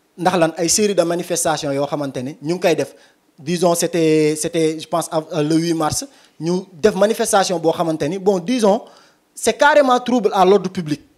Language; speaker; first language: French; non-native, local second language; Wolof